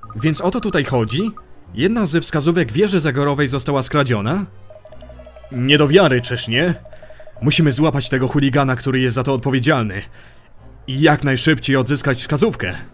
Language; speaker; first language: Polish; early bilingual, heritage; Polish